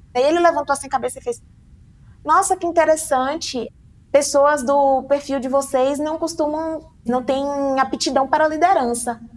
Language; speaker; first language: Portuguese; native; Portuguese